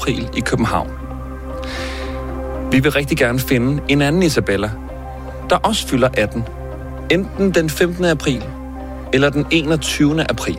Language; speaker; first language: Danish; native; Danish